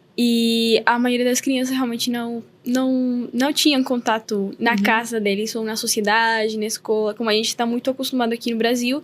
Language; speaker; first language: Portuguese; non-native, fluent; Spanish